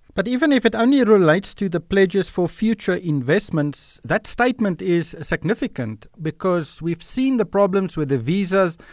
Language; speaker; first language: English; non-native, local second language; Afrikaans